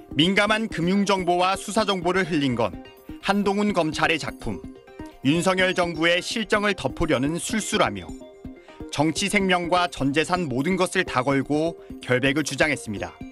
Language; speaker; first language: Korean; native; Korean